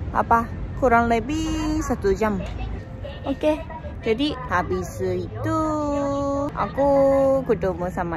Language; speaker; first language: Indonesian; non-native, learner; Japanese